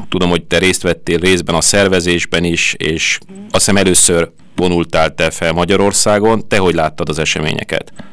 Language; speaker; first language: Hungarian; native; Hungarian